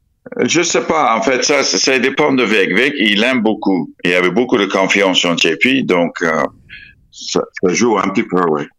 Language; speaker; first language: French; non-native, fluent; English